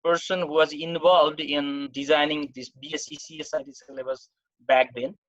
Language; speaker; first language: English; non-native, local second language; Nepali